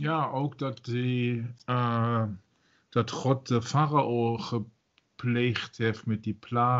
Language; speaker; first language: Dutch; non-native, learner; German